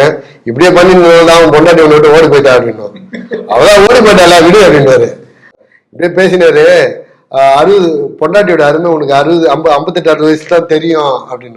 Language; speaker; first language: Tamil; native; Tamil